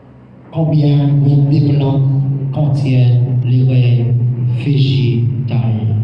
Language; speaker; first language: French; non-native, local second language; Haitian Creole